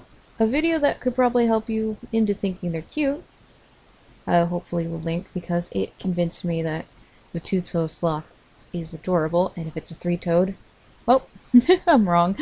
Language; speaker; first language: English; native; English